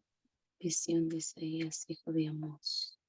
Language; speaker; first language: Spanish; native; Spanish